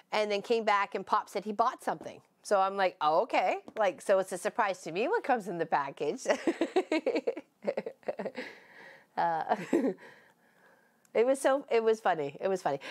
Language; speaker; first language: English; native; English